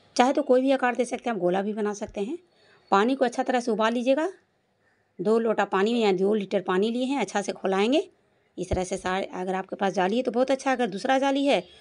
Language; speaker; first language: Hindi; native; Hindi